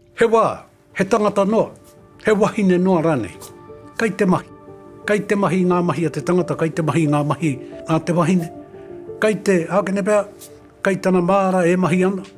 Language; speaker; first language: Māori; native; Māori